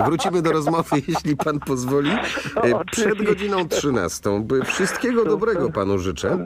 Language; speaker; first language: Polish; native; Polish